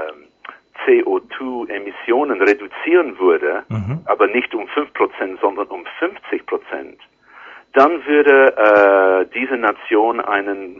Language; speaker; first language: German; non-native, learner; English